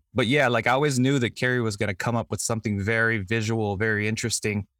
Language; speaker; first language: English; native; English